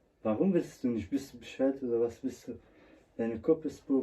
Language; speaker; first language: German; non-native, learner; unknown